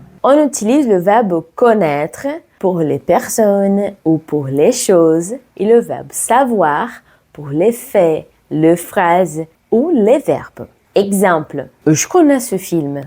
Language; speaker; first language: French; non-native, fluent; Portuguese